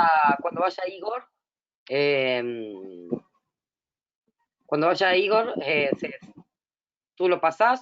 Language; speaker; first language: Spanish; native; Spanish